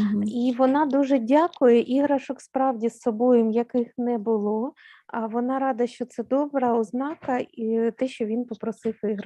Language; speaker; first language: Ukrainian; native; Ukrainian